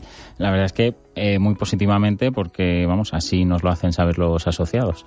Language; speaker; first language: Spanish; native; Spanish